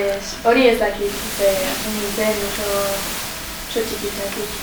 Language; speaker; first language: Basque; non-native, local second language; Spanish